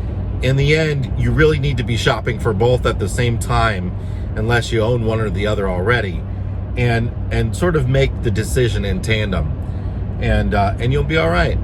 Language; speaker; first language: English; native; English